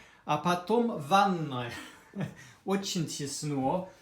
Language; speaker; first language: Russian; non-native, fluent; English